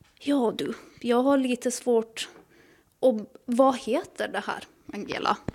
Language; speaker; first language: Swedish; native; Swedish